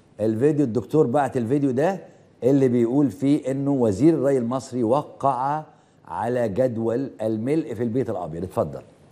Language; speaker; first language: Arabic; native; Arabic